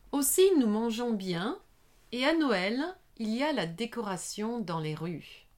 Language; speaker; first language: French; non-native, learner; English